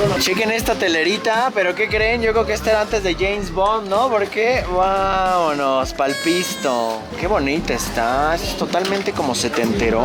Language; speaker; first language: Spanish; native; Spanish